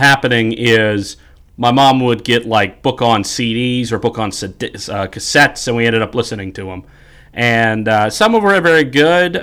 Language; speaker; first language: English; native; English